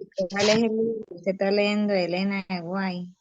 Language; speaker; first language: Spanish; native; Spanish